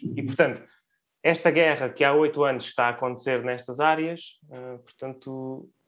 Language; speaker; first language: Portuguese; early bilingual, other home language; Ukrainian